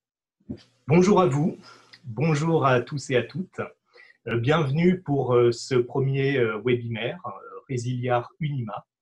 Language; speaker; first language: French; native; French